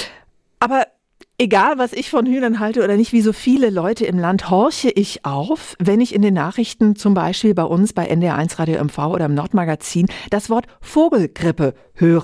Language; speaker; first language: German; native; German